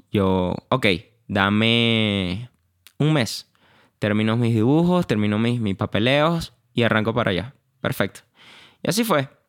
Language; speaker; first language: Spanish; native; Spanish